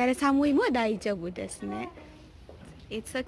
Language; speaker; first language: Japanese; non-native, learner; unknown